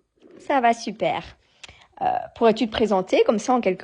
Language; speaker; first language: French; native; French